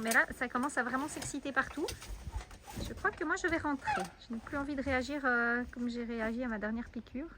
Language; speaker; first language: French; native; French